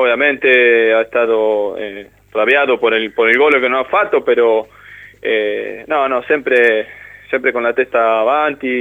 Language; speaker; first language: Italian; non-native, learner; Spanish